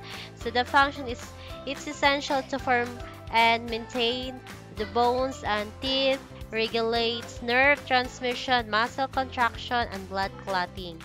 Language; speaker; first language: English; non-native, local second language; Cebuano